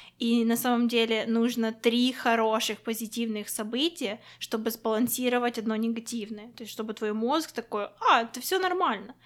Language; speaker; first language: Russian; non-native, local second language; Ukrainian